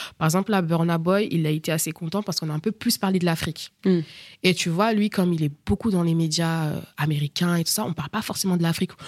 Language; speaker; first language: French; early bilingual, other home language; Bambara